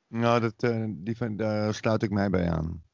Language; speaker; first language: Dutch; native; Dutch